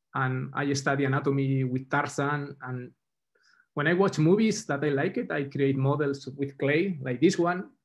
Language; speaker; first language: English; non-native, fluent; Spanish